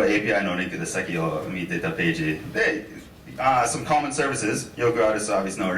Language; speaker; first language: Japanese; non-native, fluent; English